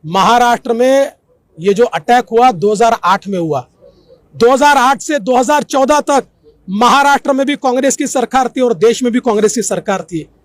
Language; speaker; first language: Hindi; non-native, local second language; Marathi